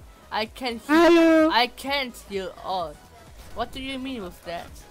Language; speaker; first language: English; non-native, learner; German